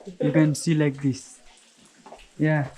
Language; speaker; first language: English; non-native, learner; Bangla